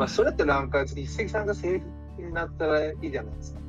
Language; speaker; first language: Japanese; non-native, fluent; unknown